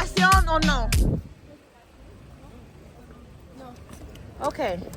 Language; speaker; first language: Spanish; non-native, learner; English